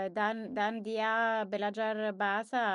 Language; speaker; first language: Indonesian; non-native, learner; English